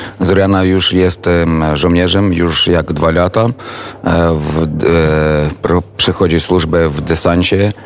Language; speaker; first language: Polish; non-native, learner; Ukrainian